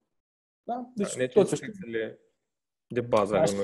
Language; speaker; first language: Romanian; native; Romanian